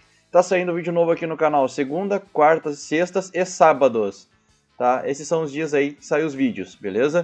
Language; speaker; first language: Portuguese; native; Portuguese